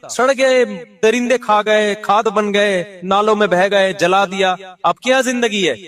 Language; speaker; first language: Urdu; native; Urdu